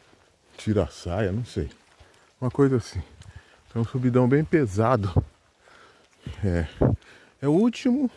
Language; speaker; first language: Portuguese; native; Portuguese